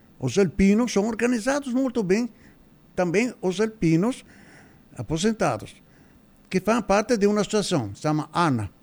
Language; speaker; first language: Portuguese; non-native, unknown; Italian